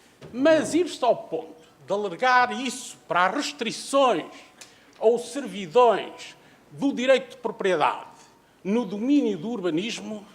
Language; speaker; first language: Portuguese; native; Portuguese